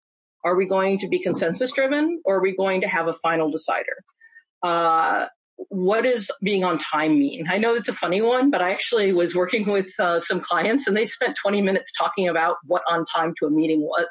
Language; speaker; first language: English; native; English